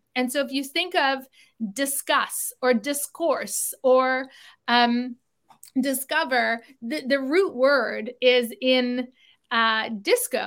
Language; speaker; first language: English; native; English